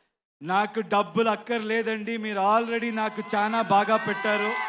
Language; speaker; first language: Telugu; non-native, learner; Kannada